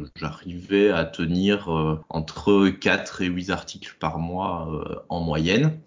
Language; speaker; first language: French; native; French